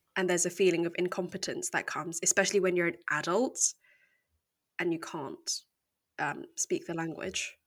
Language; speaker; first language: English; native; English